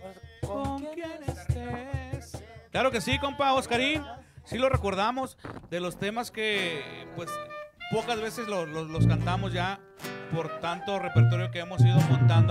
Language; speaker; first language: Spanish; native; Spanish